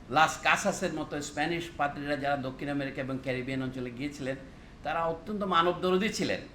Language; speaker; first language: Bangla; non-native, local second language; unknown